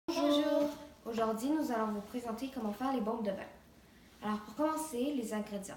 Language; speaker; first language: French; non-native, local second language; English